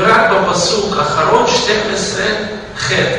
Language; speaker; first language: Hebrew; non-native, fluent; Russian